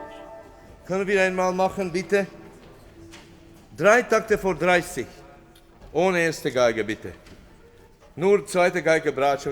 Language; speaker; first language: German; non-native, fluent; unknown